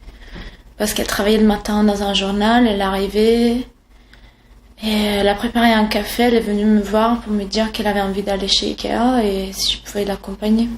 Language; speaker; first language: French; non-native, fluent; Italian